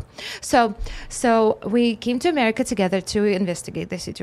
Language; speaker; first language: English; non-native, fluent; Russian